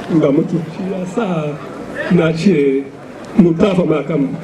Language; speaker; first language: Hausa; non-native, local second language; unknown